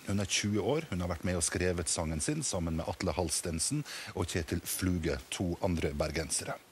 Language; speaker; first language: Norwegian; native; Norwegian